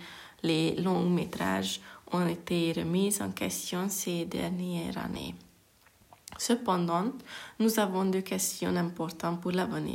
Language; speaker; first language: French; non-native, fluent; Hungarian